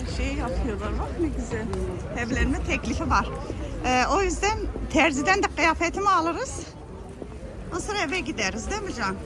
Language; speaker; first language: Turkish; early bilingual, heritage; Turkish